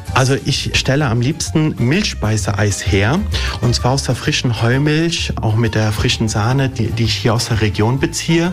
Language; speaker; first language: German; early bilingual, other home language; Italian